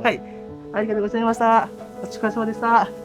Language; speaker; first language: Japanese; non-native, learner; Indonesian